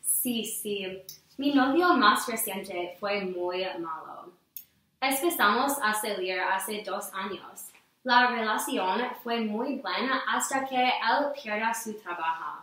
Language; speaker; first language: Spanish; non-native, learner; English